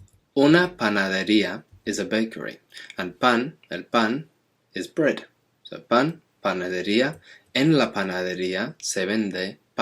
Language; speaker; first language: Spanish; non-native, fluent; English